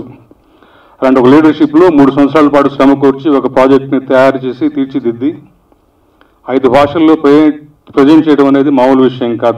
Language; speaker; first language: Telugu; native; Telugu